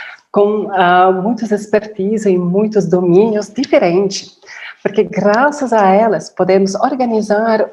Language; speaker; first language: Portuguese; non-native, fluent; Dutch